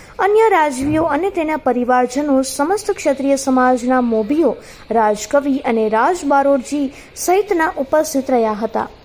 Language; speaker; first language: Gujarati; native; Gujarati